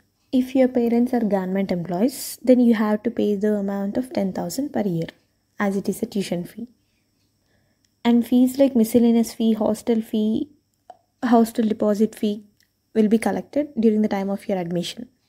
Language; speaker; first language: English; non-native, local second language; Telugu